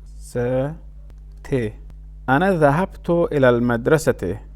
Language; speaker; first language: Arabic; non-native, learner; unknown